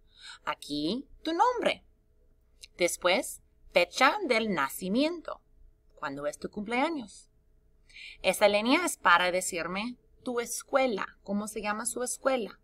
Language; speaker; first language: Spanish; non-native, fluent; English